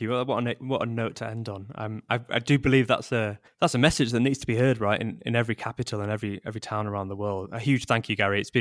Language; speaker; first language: English; native; English